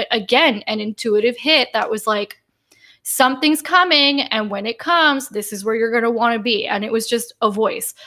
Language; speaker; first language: English; native; English